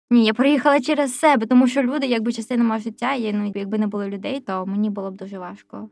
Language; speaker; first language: Ukrainian; native; Ukrainian